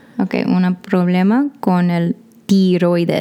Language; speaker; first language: Spanish; non-native, learner; English